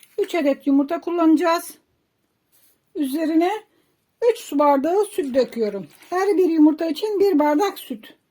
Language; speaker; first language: Turkish; native; Turkish